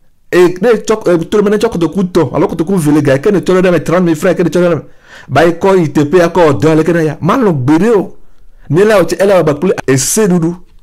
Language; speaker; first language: French; non-native, local second language; Ewe